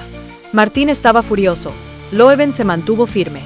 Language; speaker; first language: Spanish; native; Spanish